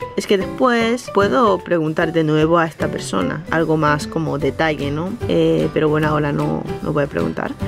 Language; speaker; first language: Spanish; non-native, fluent; Japanese